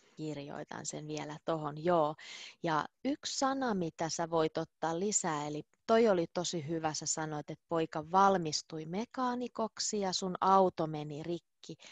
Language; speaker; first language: Finnish; native; Finnish